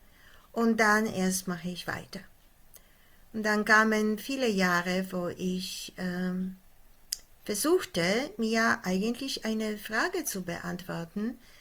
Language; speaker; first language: German; non-native, fluent; Polish